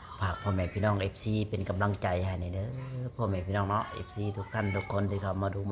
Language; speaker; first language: Thai; non-native, local second language; Northeastern Thai